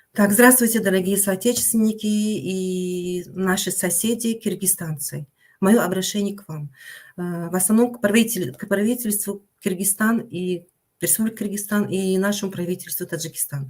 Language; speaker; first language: Russian; non-native, local second language; Tajik